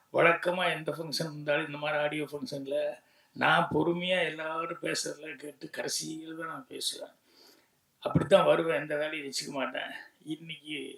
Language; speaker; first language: Tamil; native; Tamil